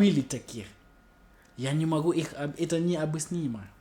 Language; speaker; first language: Russian; non-native, learner; English